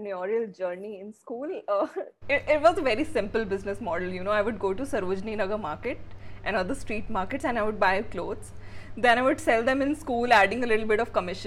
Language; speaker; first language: English; non-native, local second language; Hindi